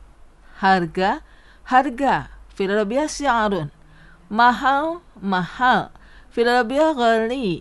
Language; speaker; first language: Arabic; non-native, fluent; Indonesian